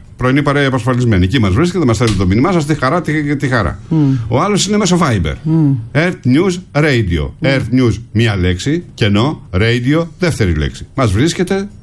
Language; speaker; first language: Greek; native; Greek